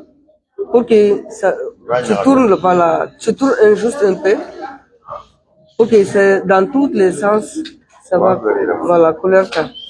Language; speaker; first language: French; non-native, fluent; Russian